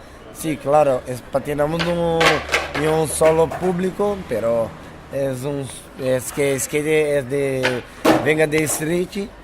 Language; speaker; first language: Spanish; non-native, fluent; Portuguese